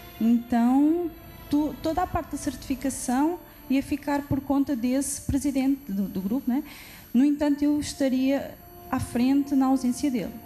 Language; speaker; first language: Portuguese; native; Portuguese